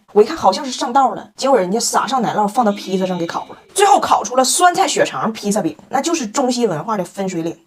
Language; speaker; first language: Chinese; native; Chinese